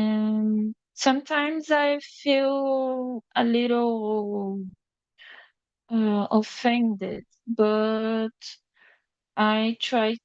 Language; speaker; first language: English; non-native, learner; Portuguese